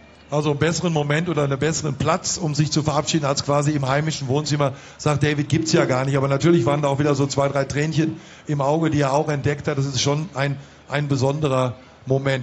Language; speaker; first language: German; native; German